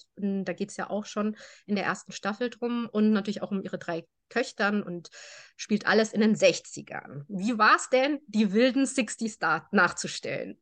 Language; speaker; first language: German; native; German